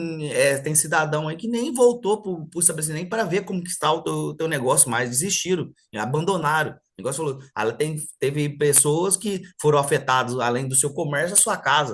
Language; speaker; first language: Portuguese; native; Portuguese